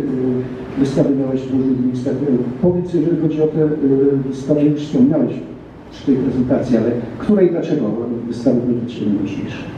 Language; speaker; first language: Polish; native; Polish